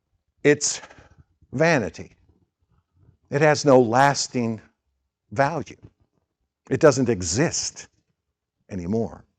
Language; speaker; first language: English; native; English